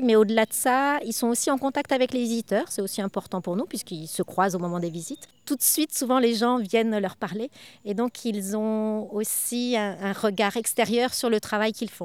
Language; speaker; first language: French; native; French